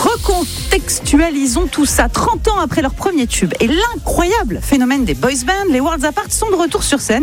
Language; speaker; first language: French; native; French